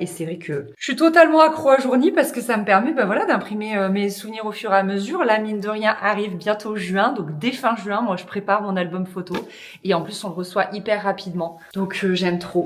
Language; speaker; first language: French; native; French